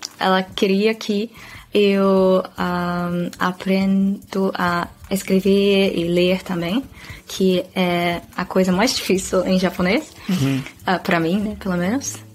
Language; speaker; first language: Portuguese; non-native, fluent; Dutch